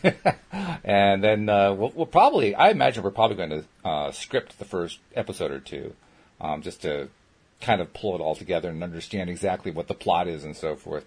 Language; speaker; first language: English; native; English